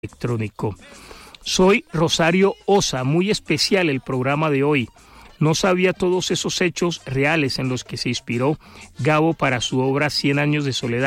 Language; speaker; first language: Spanish; native; Spanish